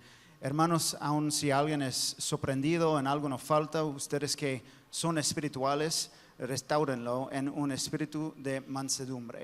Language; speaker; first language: Spanish; non-native, fluent; English